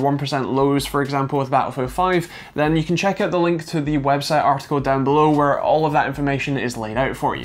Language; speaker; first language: English; native; English